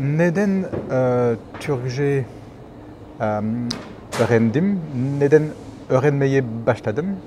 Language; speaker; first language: Turkish; non-native, learner; French